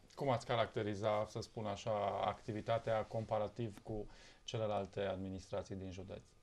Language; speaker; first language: Romanian; native; Romanian